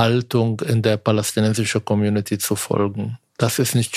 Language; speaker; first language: German; non-native, fluent; Arabic